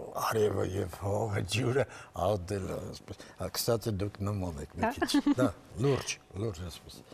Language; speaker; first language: Armenian; native; Armenian